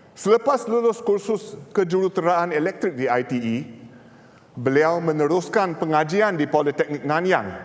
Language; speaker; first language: Malay; non-native, local second language; English